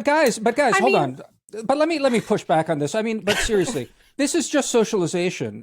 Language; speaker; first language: English; native; English